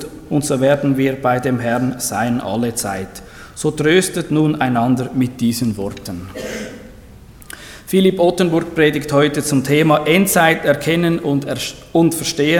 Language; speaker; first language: German; native; German